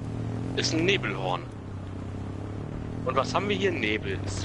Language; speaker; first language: German; native; German